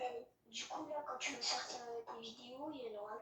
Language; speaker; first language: French; native; French